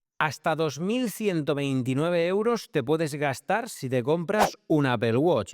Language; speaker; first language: Spanish; native; Spanish